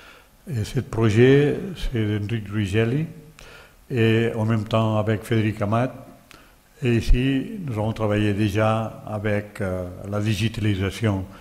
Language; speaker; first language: French; non-native, learner; Catalan